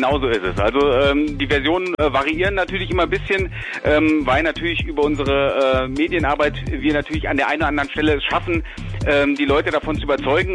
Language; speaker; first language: German; native; German